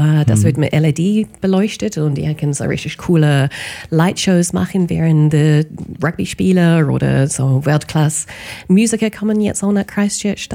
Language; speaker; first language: German; non-native, fluent; English